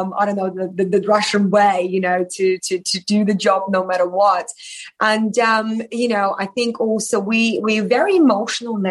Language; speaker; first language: English; non-native, fluent; Russian